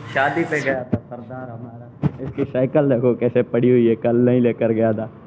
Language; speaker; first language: Urdu; non-native, local second language; Punjabi